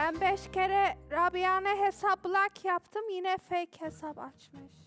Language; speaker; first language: Turkish; non-native, learner; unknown